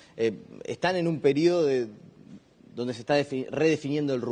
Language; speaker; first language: Spanish; native; Spanish